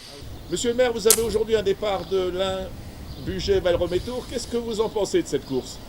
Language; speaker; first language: French; native; French